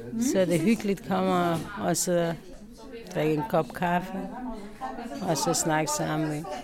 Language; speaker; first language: Danish; non-native, learner; Turkish